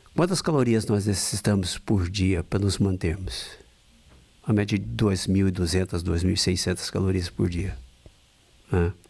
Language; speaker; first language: Portuguese; native; Portuguese